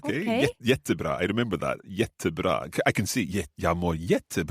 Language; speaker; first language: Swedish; non-native, learner; English